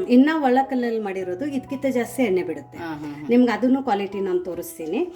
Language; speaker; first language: Kannada; non-native, local second language; Marathi